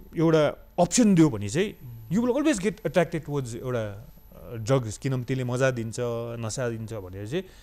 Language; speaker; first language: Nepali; native; Nepali